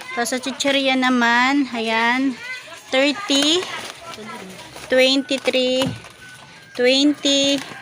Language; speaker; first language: Filipino; non-native, local second language; Bikol